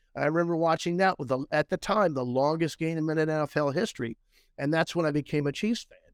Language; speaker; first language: English; native; English